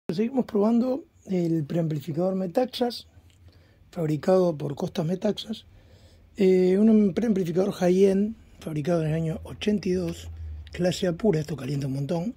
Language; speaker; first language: Spanish; native; Spanish